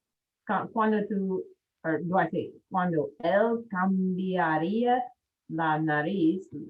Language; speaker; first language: Spanish; non-native, learner; English